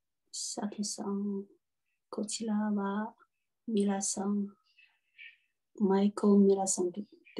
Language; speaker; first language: Japanese; non-native, learner; Chinese